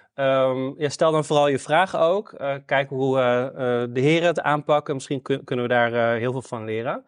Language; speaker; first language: Dutch; native; Dutch